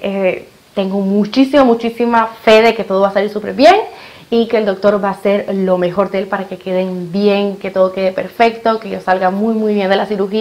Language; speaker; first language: Spanish; native; Spanish